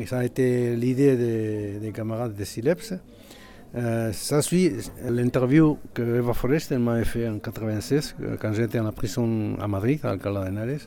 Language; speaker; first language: French; non-native, fluent; Basque